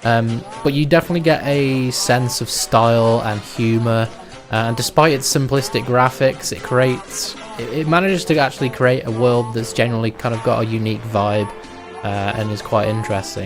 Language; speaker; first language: English; native; English